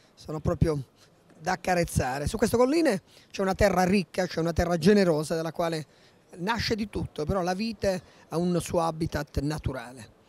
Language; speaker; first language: Italian; native; Italian